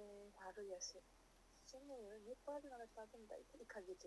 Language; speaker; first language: Japanese; non-native, learner; Nepali